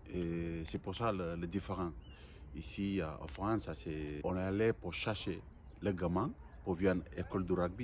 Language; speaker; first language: French; non-native, learner; Fijian